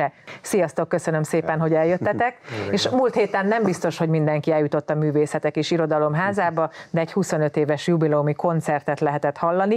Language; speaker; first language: Hungarian; native; Hungarian